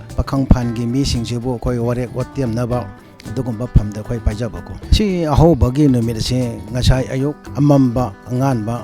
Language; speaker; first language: Manipuri; non-native, local second language; Rongmei Naga